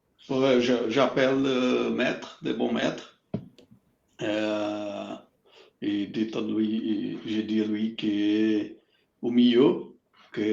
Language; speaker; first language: French; non-native, fluent; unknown